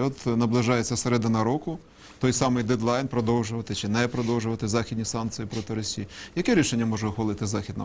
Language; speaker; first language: Ukrainian; native; Ukrainian